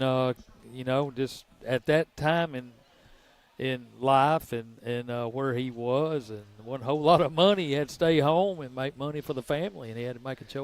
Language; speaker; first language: English; native; English